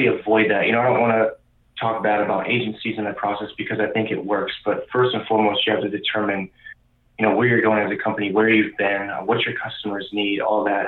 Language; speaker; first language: English; native; English